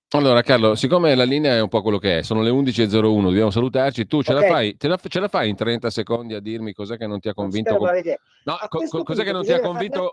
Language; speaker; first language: Italian; native; Italian